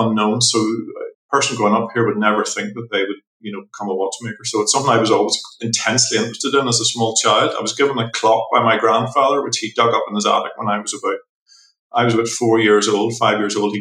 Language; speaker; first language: English; native; English